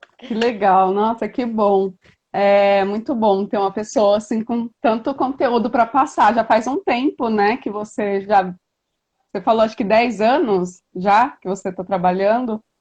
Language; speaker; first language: Portuguese; native; Portuguese